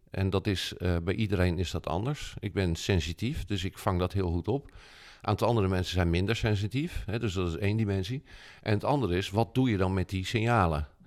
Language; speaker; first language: Dutch; native; Dutch